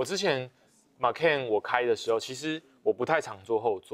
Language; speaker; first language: Chinese; native; Chinese